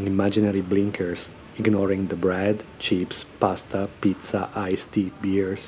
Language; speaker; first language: English; non-native, fluent; Italian